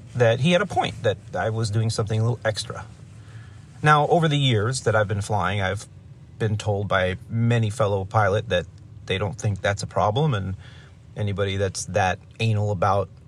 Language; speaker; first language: English; native; English